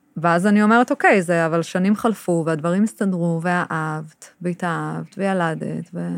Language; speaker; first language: Hebrew; early bilingual, other home language; English